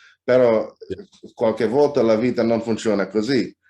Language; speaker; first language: Italian; non-native, fluent; Indonesian